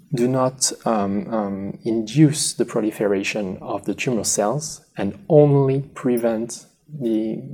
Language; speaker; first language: English; non-native, fluent; French